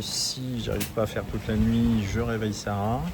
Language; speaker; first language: French; native; French